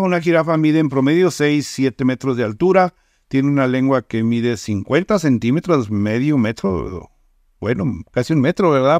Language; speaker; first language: Spanish; native; Spanish